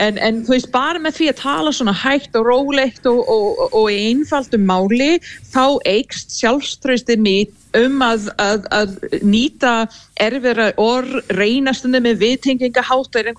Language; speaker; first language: Icelandic; non-native, fluent; English